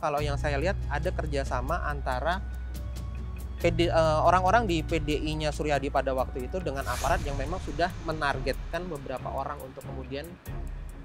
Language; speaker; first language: Indonesian; native; Indonesian